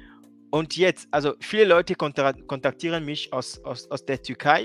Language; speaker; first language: German; non-native, fluent; French